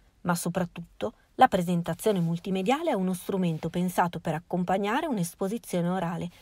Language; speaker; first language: Italian; native; Italian